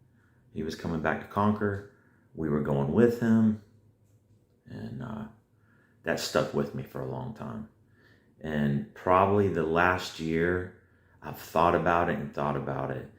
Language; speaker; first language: English; native; English